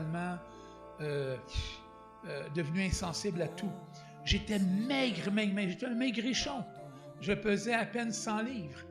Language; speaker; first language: French; native; French